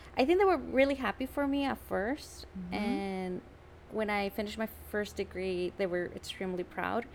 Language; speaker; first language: English; early bilingual, other home language; Spanish